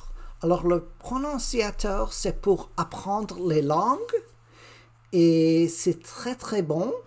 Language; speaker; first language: French; non-native, learner; English